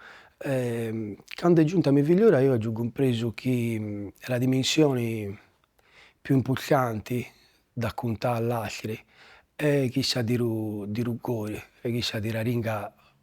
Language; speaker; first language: Italian; native; Italian